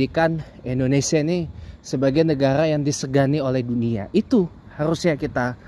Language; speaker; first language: Indonesian; native; Indonesian